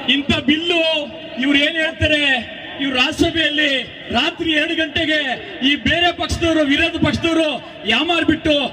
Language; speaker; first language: Kannada; non-native, local second language; Urdu